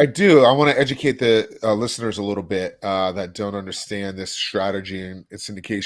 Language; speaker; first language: English; native; English